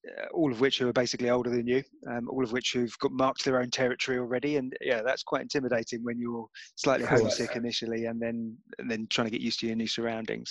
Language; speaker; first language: English; native; English